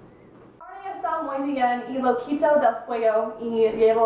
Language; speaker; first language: Spanish; non-native, learner; English